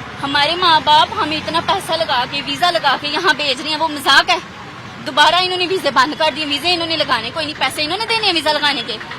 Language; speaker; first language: Urdu; native; Urdu